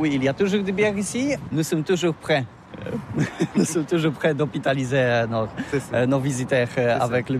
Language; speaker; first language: French; non-native, learner; Polish